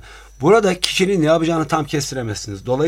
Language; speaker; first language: Turkish; native; Turkish